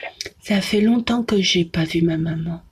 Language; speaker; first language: French; native; French